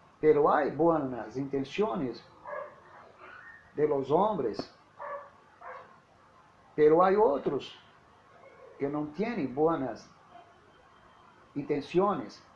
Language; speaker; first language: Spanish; non-native, learner; Portuguese